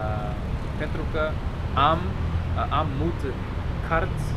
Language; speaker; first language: Romanian; non-native, learner; English